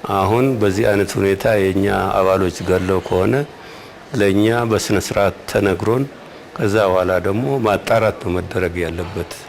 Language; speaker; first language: Amharic; non-native, local second language; Oromo